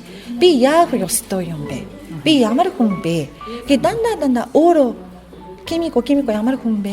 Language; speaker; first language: Mongolian; non-native, fluent; Japanese